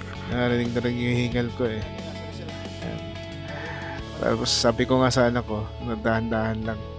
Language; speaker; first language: Filipino; native; Filipino